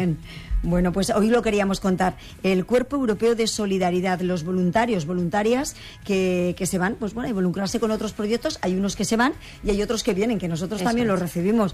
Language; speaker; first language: Spanish; native; Spanish